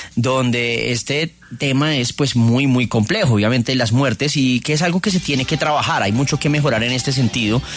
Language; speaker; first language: Spanish; native; Spanish